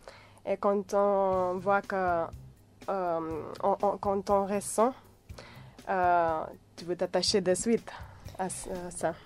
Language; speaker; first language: French; non-native, fluent; Catalan